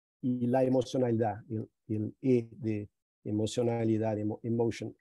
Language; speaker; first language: Spanish; non-native, fluent; Portuguese